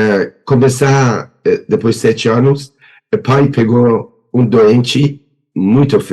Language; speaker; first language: Portuguese; non-native, learner; Persian